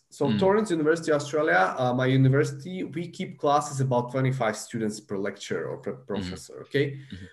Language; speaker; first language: English; non-native, fluent; Slovak